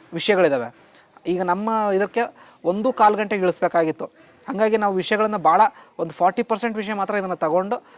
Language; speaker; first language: Kannada; native; Kannada